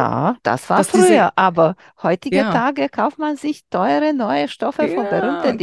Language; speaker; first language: German; non-native, learner; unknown